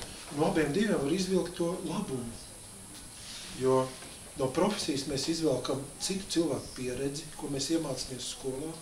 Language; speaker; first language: Latvian; native; Latvian